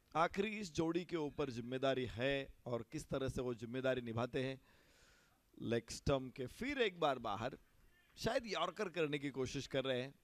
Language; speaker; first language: Hindi; non-native, local second language; Marathi